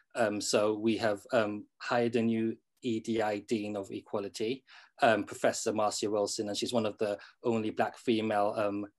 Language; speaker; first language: English; native; English